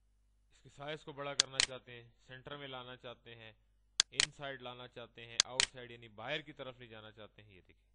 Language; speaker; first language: Urdu; native; Urdu